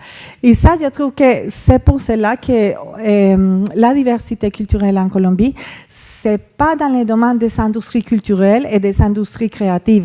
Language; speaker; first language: French; non-native, fluent; Spanish